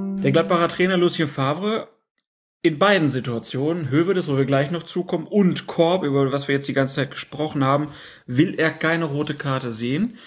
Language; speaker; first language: German; native; German